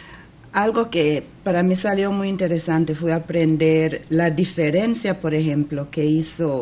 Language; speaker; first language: Spanish; non-native, fluent; English